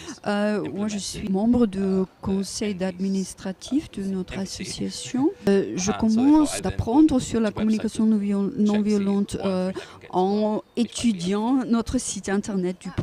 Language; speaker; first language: French; non-native, fluent; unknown